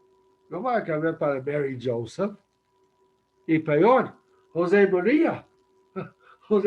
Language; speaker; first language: Spanish; non-native, learner; English